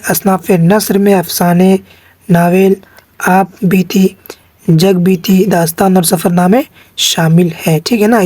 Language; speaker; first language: Urdu; native; Urdu